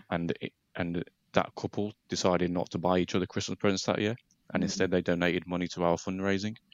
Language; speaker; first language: English; native; English